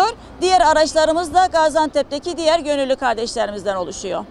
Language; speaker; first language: Turkish; native; Turkish